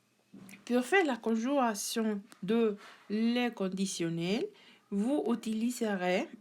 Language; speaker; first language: French; non-native, learner; Spanish